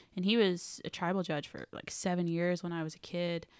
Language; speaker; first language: English; native; English